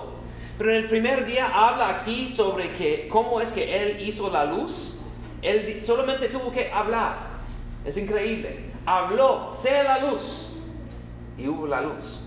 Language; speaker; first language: Spanish; non-native, fluent; English